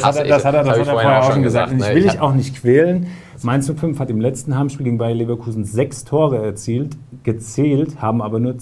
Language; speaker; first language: German; native; German